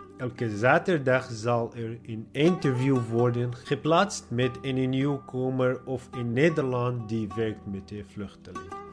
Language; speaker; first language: Dutch; non-native, learner; Arabic